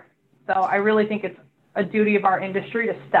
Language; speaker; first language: English; native; English